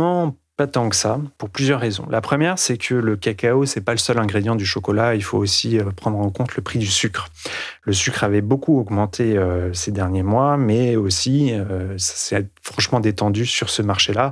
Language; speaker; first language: French; native; French